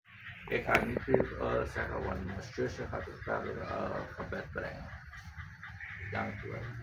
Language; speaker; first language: Dutch; non-native, local second language; Javanese